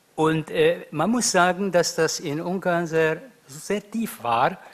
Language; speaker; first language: German; non-native, fluent; Hungarian